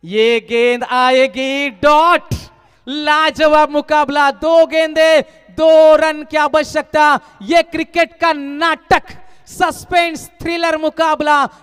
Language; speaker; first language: Hindi; non-native, local second language; Marathi